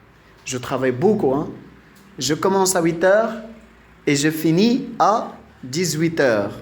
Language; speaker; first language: French; non-native, local second language; Arabic